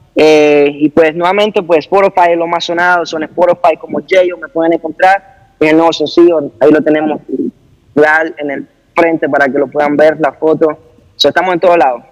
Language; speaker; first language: Spanish; native; Spanish